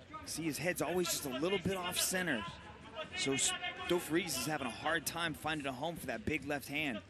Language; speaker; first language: English; native; English